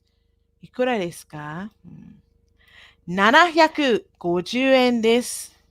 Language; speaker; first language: Japanese; non-native, fluent; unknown